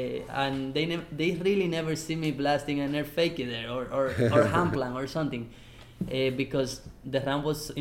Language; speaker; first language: English; non-native, fluent; Spanish